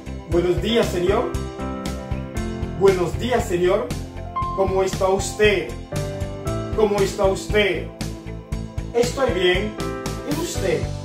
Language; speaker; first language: Spanish; non-native, fluent; Haitian Creole